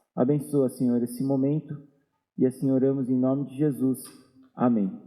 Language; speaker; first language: Portuguese; native; Portuguese